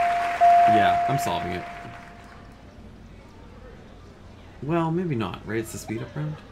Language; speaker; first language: English; native; English